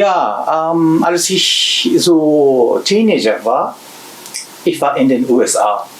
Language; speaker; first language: German; non-native, learner; Japanese